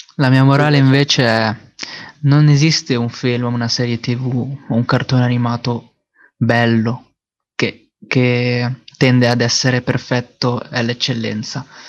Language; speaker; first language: Italian; early bilingual, other home language; Filipino